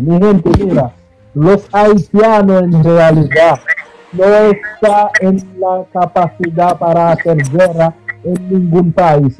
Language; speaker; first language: Spanish; non-native, fluent; Haitian Creole